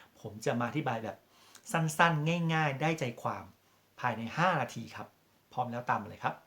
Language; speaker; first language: Thai; native; Thai